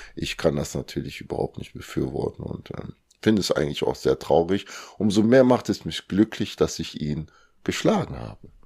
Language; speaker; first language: German; early bilingual, other home language; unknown